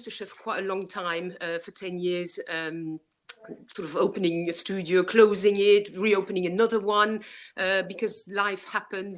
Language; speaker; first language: English; non-native, fluent; French